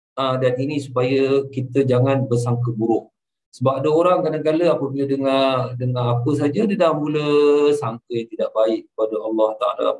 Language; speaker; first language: Malay; native; Malay